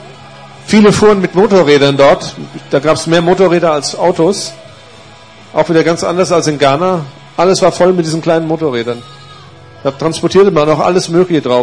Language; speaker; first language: German; native; German